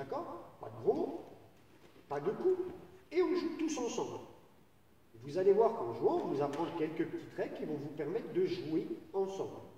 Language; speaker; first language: French; native; French